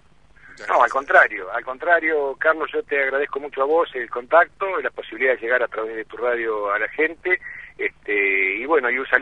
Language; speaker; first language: Spanish; native; Spanish